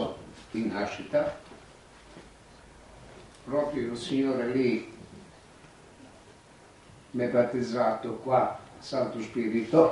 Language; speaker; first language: Italian; non-native, fluent; Croatian